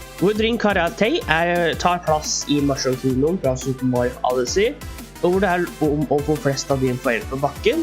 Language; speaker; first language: Norwegian; native; Norwegian